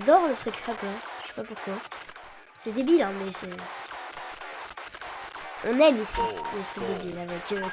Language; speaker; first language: French; native; French